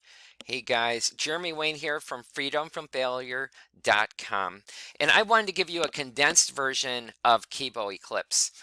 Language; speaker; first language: English; native; English